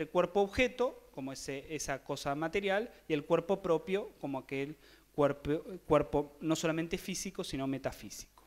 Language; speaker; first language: Spanish; native; Spanish